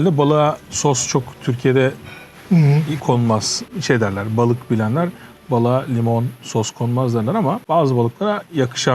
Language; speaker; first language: Turkish; native; Turkish